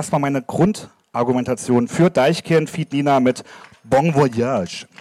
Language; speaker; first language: German; native; German